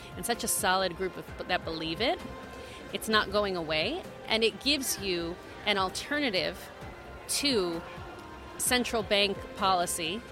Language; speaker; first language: English; native; English